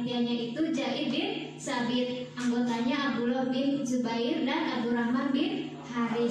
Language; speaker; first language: Indonesian; native; Indonesian